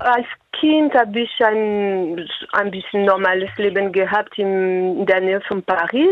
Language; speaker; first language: German; non-native, fluent; French